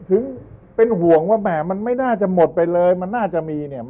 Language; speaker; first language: Thai; native; Thai